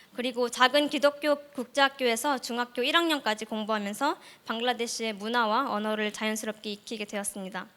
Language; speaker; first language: Korean; early bilingual, heritage; Korean